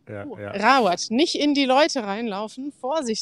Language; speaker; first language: German; native; German